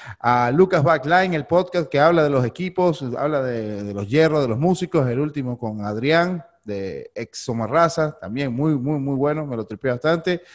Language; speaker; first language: Spanish; native; Spanish